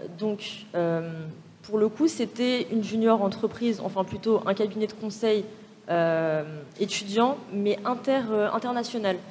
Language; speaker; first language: French; native; French